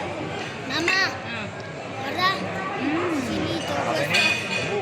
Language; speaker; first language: Italian; early bilingual, other home language; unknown